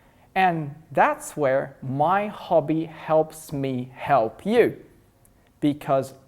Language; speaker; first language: English; non-native, fluent; Russian